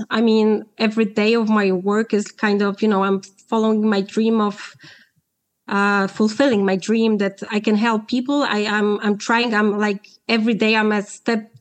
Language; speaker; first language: English; non-native, fluent; Polish